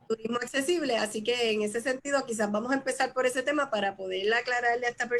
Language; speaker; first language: Spanish; native; Spanish